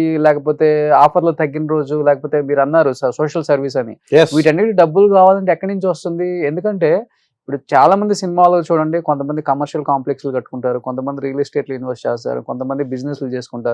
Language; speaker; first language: Telugu; native; Telugu